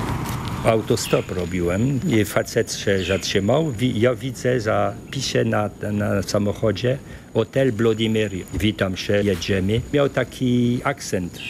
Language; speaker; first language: Polish; early bilingual, heritage; French